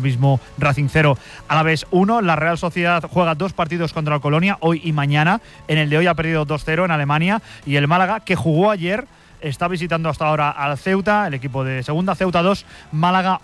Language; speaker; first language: Spanish; native; Spanish